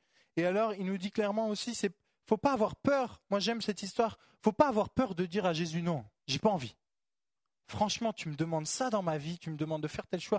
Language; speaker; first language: French; native; French